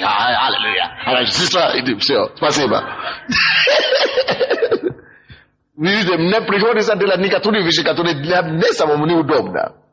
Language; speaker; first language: Russian; non-native, fluent; Yoruba